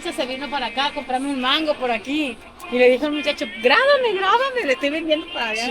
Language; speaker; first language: Spanish; native; Spanish